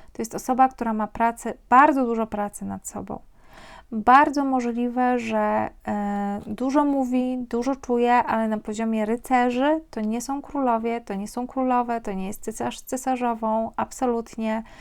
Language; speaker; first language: Polish; native; Polish